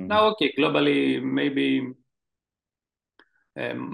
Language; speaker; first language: English; non-native, fluent; Greek